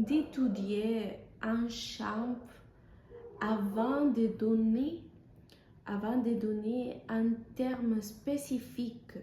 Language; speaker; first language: French; non-native, fluent; Spanish